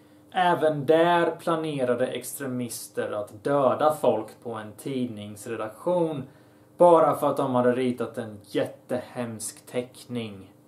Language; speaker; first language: Swedish; early bilingual, other home language; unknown